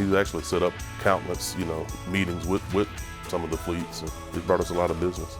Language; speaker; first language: English; native; English